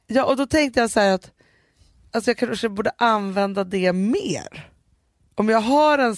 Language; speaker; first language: Swedish; native; Swedish